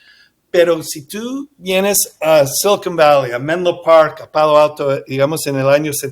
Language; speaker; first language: Spanish; early bilingual, heritage; English